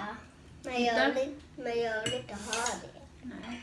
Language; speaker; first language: Swedish; early bilingual, other home language; Thai